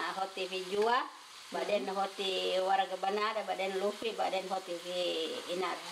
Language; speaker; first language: Arabic; non-native, learner; Indonesian